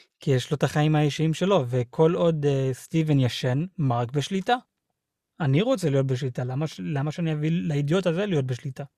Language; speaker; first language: Hebrew; early bilingual, other home language; English